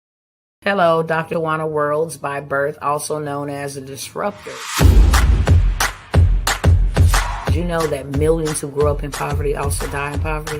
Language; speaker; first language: English; native; English